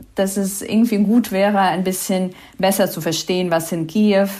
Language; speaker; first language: German; non-native, fluent; Ukrainian